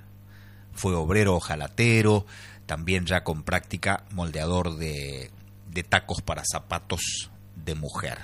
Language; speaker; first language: Spanish; native; Spanish